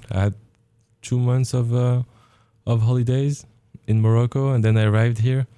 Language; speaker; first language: English; non-native, fluent; Arabic